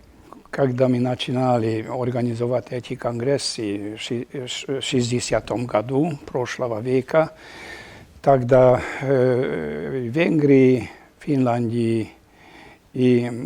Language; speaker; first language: Russian; non-native, fluent; Hungarian